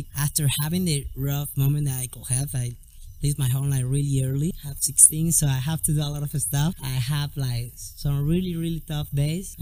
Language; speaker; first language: English; non-native, learner; Spanish